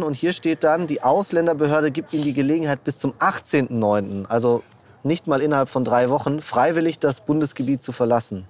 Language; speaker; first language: German; native; German